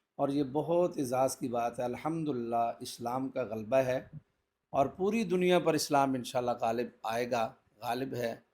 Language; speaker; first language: Urdu; non-native, local second language; Punjabi